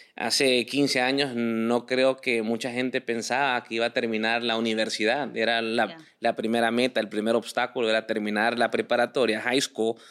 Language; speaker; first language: Spanish; early bilingual, heritage; Spanish